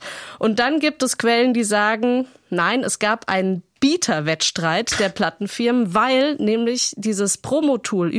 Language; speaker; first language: German; native; German